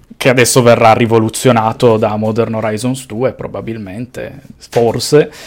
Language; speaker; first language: Italian; native; Italian